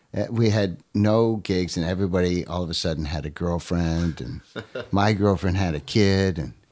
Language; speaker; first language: English; native; English